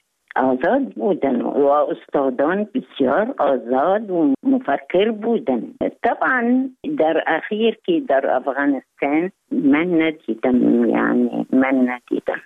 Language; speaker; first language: Persian; non-native, fluent; Arabic